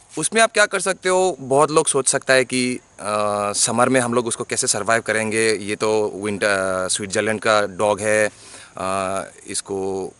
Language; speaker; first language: Hindi; non-native, local second language; Bangla